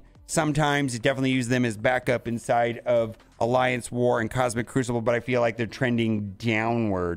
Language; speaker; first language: English; native; English